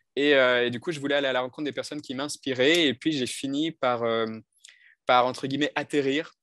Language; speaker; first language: French; native; French